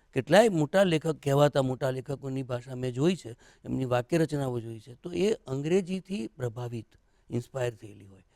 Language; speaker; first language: Gujarati; native; Gujarati